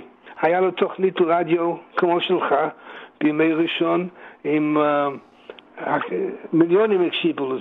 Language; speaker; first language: Hebrew; non-native, fluent; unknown